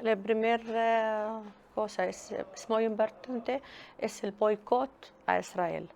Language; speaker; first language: Spanish; non-native, learner; Arabic